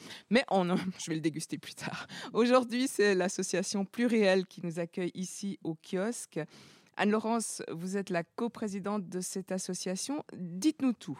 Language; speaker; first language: French; native; French